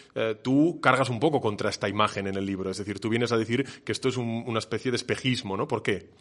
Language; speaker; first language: Spanish; non-native, local second language; Catalan